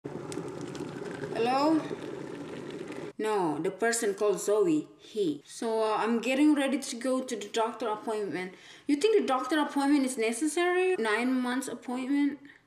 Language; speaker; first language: English; non-native, fluent; Indonesian